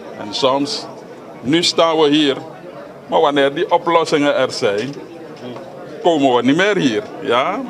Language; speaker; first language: Dutch; native; Dutch